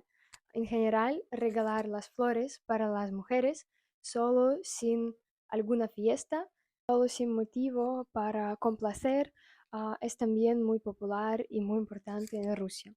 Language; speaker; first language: Spanish; non-native, fluent; Russian